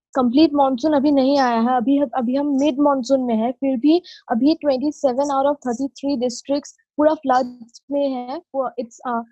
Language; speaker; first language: Hindi; non-native, local second language; Assamese